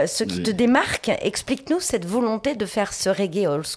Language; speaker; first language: French; native; French